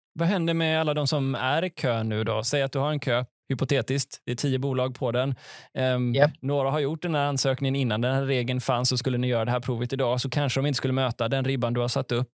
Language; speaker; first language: Swedish; native; Swedish